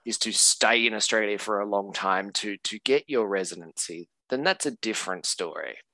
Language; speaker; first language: English; native; English